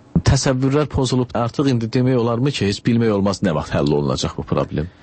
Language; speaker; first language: Azerbaijani; native; Azerbaijani